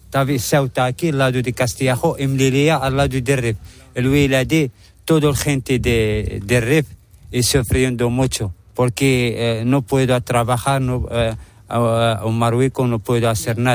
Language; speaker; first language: Spanish; non-native, learner; Arabic